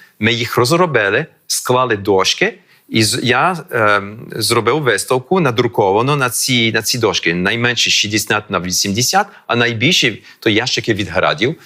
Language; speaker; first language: Ukrainian; early bilingual, heritage; French